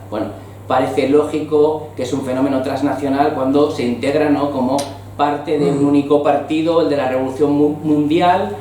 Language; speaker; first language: Spanish; native; Spanish